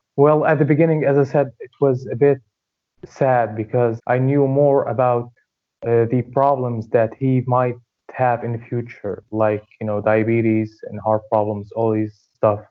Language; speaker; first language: English; non-native, fluent; Arabic